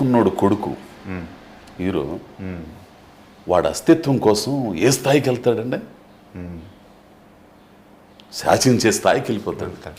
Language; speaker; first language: Telugu; native; Telugu